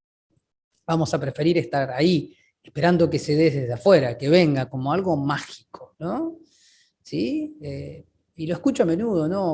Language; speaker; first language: Spanish; native; Spanish